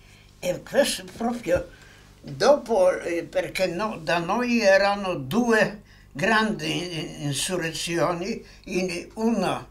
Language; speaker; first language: Italian; non-native, fluent; Polish